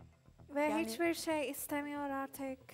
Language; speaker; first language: Turkish; non-native, learner; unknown